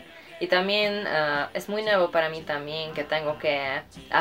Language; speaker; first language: Spanish; non-native, fluent; Hungarian